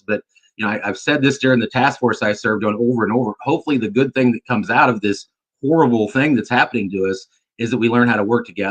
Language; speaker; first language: English; native; English